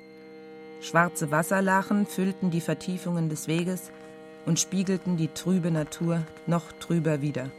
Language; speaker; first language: German; native; German